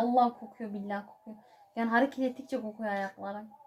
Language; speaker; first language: Turkish; native; Turkish